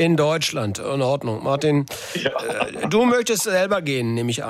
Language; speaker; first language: German; native; German